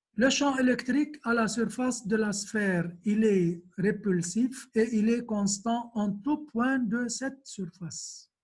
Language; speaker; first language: French; non-native, local second language; Arabic